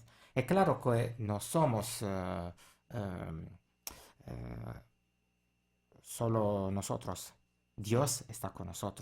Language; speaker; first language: Spanish; non-native, fluent; Italian